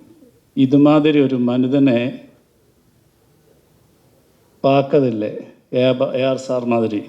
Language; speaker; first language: Tamil; non-native, learner; Malayalam